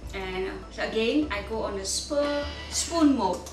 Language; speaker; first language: English; non-native, local second language; Gujarati